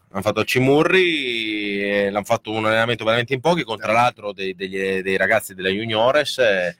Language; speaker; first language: Italian; native; Italian